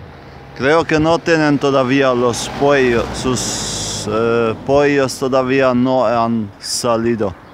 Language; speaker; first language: Spanish; non-native, fluent; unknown